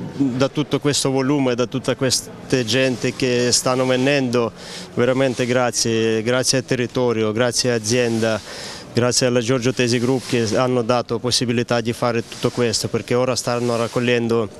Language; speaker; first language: Italian; non-native, learner; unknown